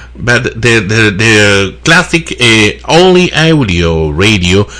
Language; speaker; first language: English; non-native, fluent; Spanish